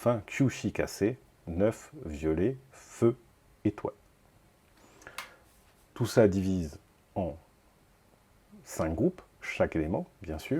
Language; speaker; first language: French; native; French